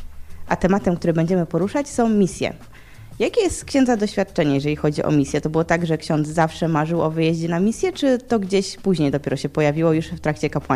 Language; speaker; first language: Polish; native; Polish